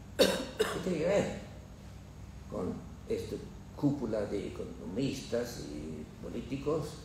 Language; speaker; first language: Spanish; non-native, fluent; German